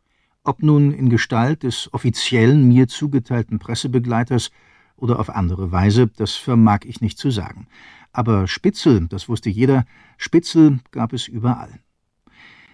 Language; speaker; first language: German; native; German